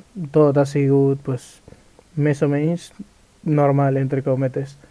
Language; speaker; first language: Catalan; early bilingual, other home language; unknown